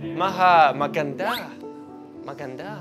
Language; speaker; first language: Filipino; non-native, learner; Hebrew